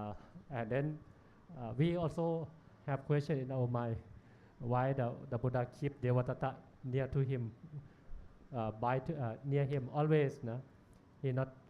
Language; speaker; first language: English; non-native, learner; Thai